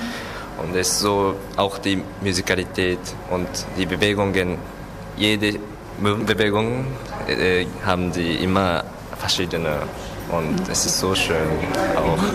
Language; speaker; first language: German; non-native, learner; Japanese